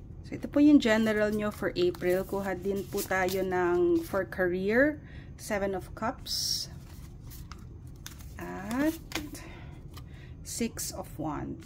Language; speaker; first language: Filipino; native; Filipino